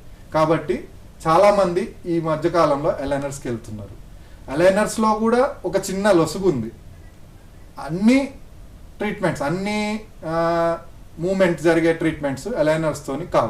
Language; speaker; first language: Telugu; native; Telugu